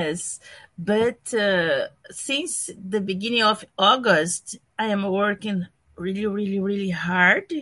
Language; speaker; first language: English; non-native, learner; Portuguese